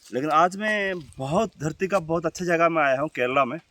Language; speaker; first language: Hindi; non-native, local second language; Bangla